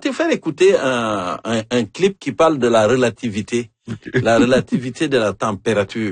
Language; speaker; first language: French; native; French